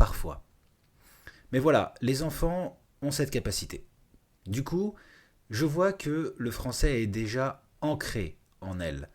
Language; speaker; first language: French; native; French